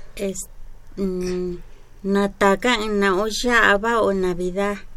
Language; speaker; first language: Spanish; non-native, local second language; Mixtepec Mixtec